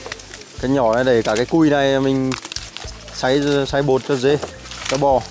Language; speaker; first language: Vietnamese; native; Vietnamese